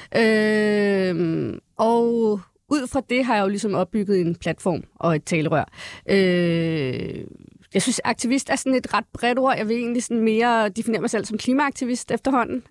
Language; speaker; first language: Danish; early bilingual, other home language; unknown